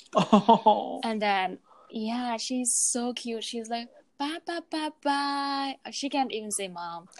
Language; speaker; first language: English; non-native, fluent; Mongolian